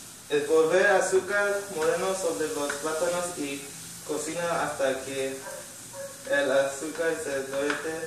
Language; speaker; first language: Spanish; non-native, learner; English